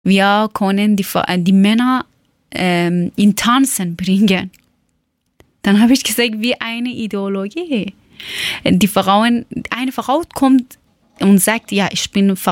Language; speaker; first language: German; non-native, learner; Persian